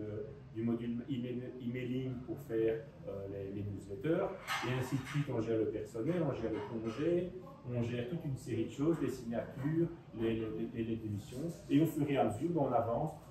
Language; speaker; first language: French; native; French